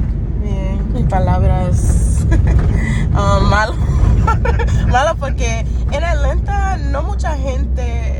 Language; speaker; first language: Spanish; non-native, learner; English